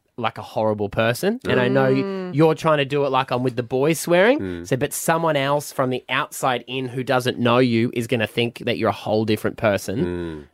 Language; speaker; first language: English; native; English